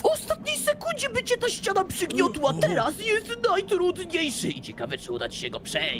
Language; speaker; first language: Polish; native; Polish